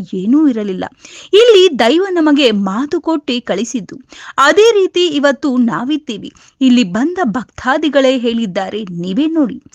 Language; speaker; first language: Kannada; native; Kannada